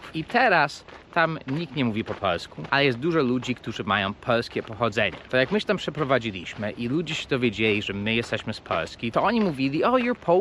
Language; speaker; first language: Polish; early bilingual, heritage; Polish